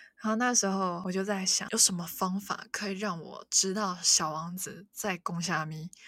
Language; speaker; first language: Chinese; non-native, local second language; Cantonese